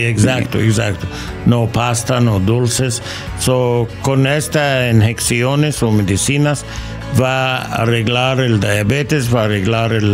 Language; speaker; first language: Spanish; non-native, learner; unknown